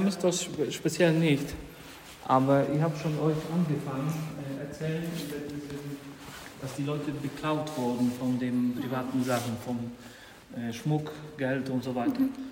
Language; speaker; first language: German; non-native, fluent; Polish